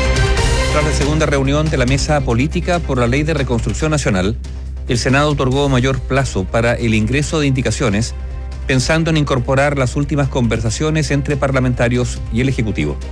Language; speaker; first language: Spanish; native; Spanish